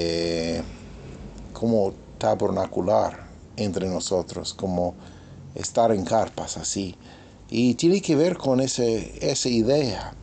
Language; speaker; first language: Spanish; non-native, fluent; English